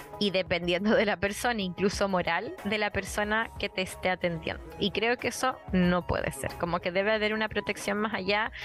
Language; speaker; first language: Spanish; native; Spanish